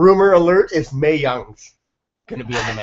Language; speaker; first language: English; native; English